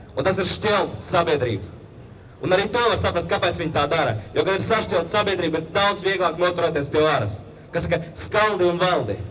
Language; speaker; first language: Latvian; non-native, local second language; Russian